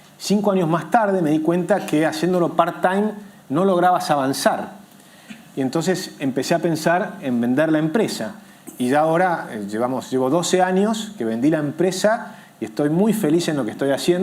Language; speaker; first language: Spanish; native; Spanish